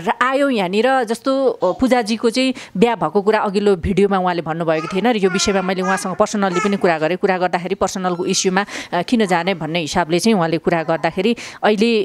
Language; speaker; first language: Nepali; native; Nepali